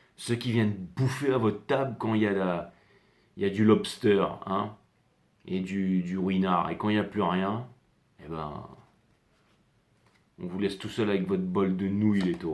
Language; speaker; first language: French; native; French